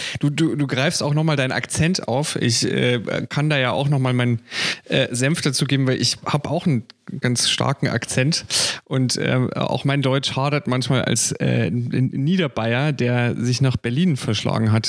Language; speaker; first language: German; native; German